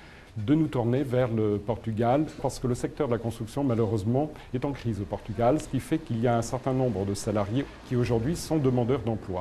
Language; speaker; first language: French; native; French